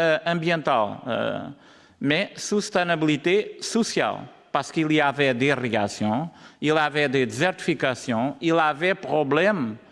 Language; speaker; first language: French; non-native, learner; Portuguese